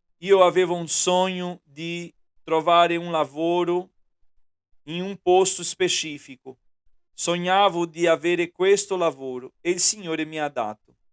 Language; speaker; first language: Italian; non-native, fluent; Portuguese